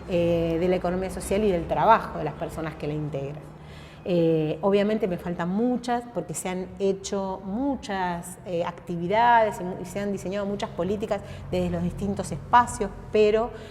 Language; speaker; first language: Spanish; native; Spanish